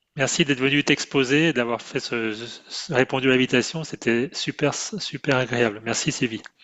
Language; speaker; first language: French; native; French